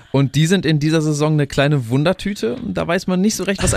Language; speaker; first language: German; native; German